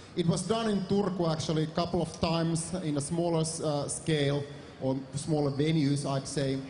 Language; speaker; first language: English; non-native, fluent; Finnish